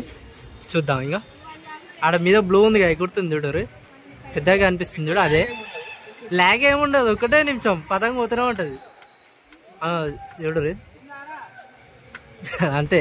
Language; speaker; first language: Telugu; native; Telugu